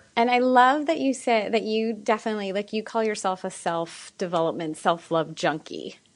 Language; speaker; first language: English; native; English